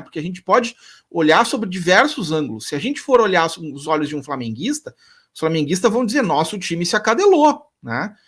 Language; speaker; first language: Portuguese; native; Portuguese